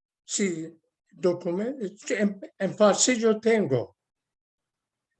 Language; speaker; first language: Spanish; non-native, fluent; Persian